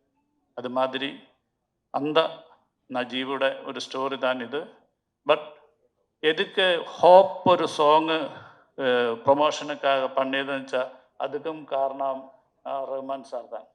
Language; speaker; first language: Tamil; non-native, learner; Malayalam